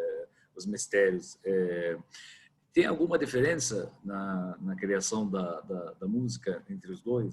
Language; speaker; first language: Portuguese; non-native, fluent; Arabic